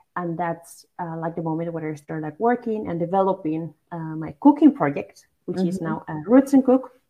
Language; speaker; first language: English; non-native, fluent; Basque